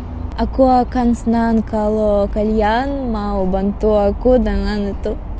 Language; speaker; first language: Indonesian; non-native, learner; Russian